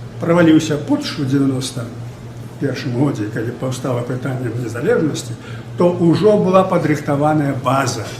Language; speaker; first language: Belarusian; native; Belarusian